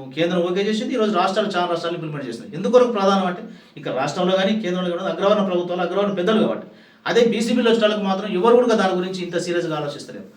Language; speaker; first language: Telugu; native; Telugu